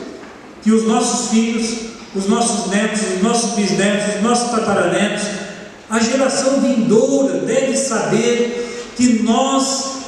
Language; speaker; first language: Portuguese; native; Portuguese